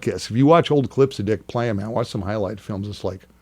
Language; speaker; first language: English; native; English